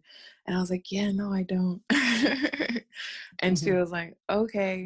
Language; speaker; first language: English; native; English